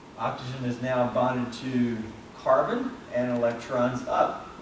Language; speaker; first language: English; native; English